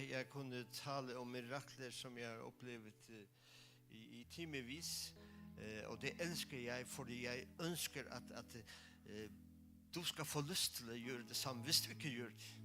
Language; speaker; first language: Danish; non-native, local second language; Faroese